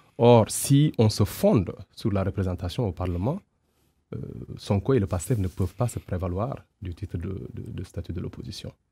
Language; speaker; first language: French; non-native, local second language; Wolof